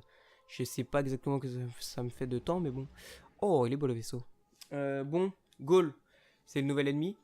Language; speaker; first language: French; native; French